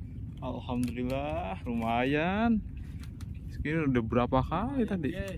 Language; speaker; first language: Indonesian; non-native, local second language; Sundanese